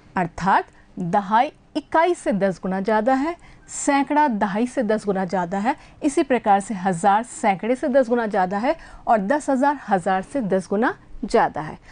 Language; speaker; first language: Hindi; native; Hindi